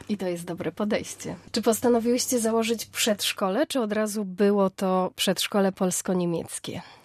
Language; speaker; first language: Polish; native; Polish